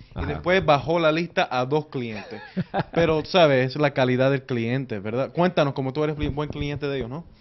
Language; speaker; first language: Spanish; early bilingual, heritage; Spanish